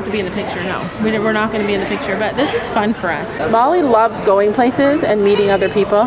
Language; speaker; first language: English; native; English